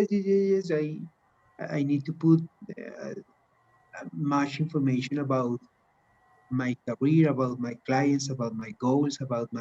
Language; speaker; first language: English; non-native, learner; Spanish